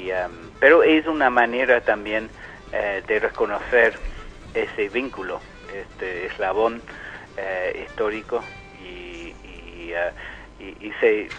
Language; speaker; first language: Spanish; non-native, fluent; English